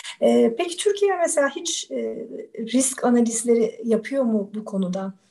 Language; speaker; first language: Turkish; native; Turkish